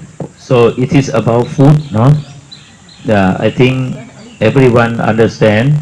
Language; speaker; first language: English; non-native, learner; Thai